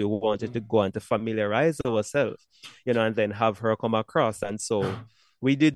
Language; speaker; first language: English; non-native, local second language; Jamaican Creole English